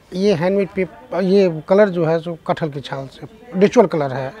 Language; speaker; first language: Hindi; native; Hindi